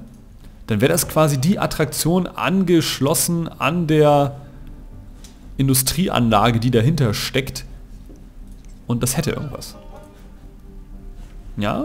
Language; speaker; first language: German; native; German